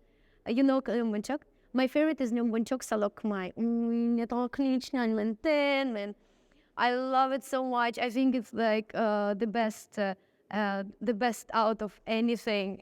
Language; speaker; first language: English; non-native, fluent; Russian